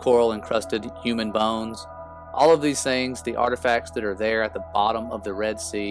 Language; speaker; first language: English; native; English